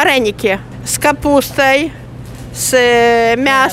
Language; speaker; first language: Russian; non-native, local second language; Ukrainian